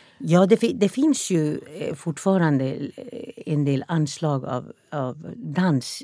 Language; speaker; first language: Swedish; non-native, local second language; Northern Sami